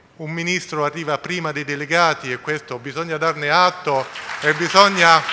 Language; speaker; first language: Italian; native; Italian